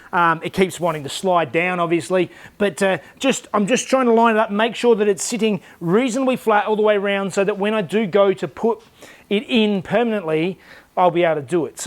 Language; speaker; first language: English; native; English